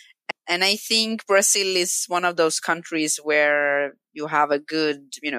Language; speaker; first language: English; non-native, fluent; Swedish